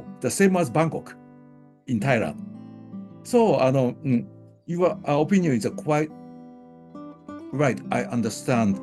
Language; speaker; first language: English; non-native, learner; Japanese